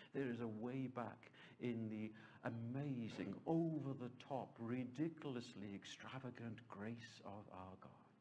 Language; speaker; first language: English; native; English